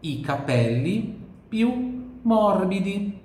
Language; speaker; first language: Italian; non-native, fluent; Portuguese